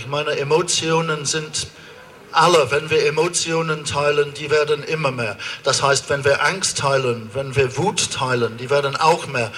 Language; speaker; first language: German; non-native, fluent; English